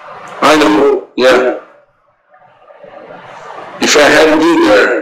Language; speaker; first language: English; non-native, learner; Portuguese